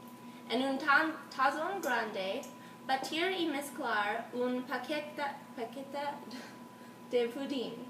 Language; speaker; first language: Spanish; non-native, learner; English